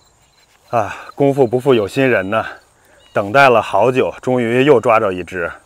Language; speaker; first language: Chinese; native; Chinese